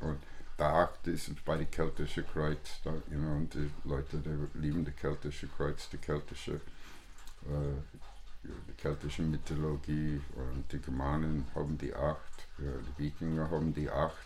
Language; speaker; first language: German; non-native, fluent; English